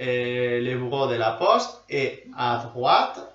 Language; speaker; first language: French; non-native, learner; Spanish